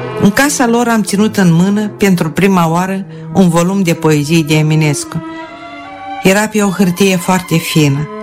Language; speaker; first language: Romanian; non-native, local second language; Russian